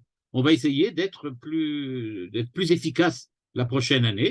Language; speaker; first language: French; native; French